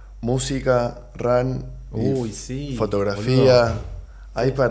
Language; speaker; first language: Spanish; native; Spanish